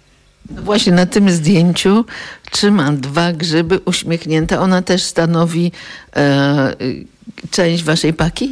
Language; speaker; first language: Polish; native; Polish